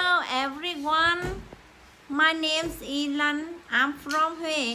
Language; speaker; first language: English; non-native, learner; Vietnamese